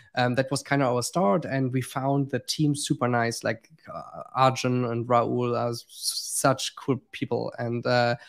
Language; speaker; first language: English; non-native, fluent; German